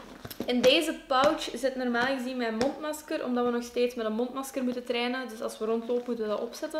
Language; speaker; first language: Dutch; native; Dutch